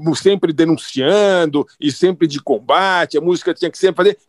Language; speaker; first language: Portuguese; native; Portuguese